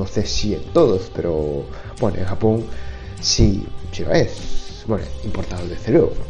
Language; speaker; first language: Spanish; non-native, fluent; Japanese